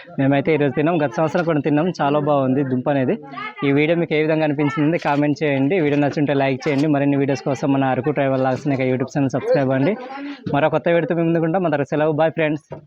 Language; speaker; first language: Telugu; non-native, local second language; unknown